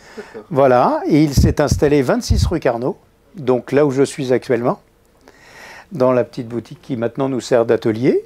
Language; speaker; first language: French; native; French